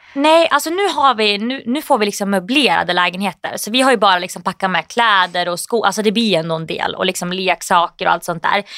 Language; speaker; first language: Swedish; native; Swedish